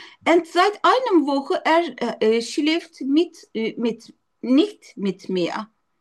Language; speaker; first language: German; non-native, learner; Turkish